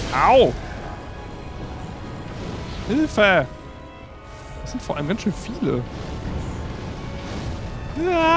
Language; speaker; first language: German; native; German